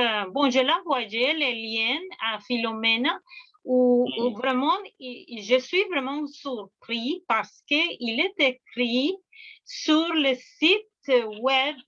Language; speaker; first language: French; non-native, fluent; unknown